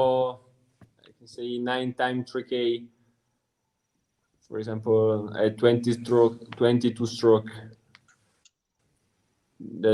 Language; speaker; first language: English; non-native, learner; Italian